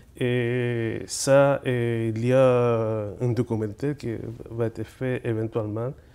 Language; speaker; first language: French; non-native, fluent; Spanish